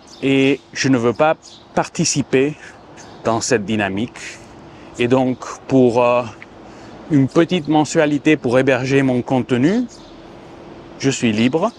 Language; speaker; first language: French; non-native, fluent; Spanish